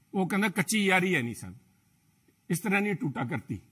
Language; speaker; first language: Hindi; native; Hindi